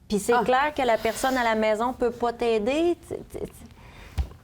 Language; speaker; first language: French; native; French